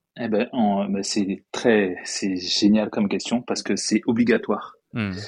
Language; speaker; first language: French; native; French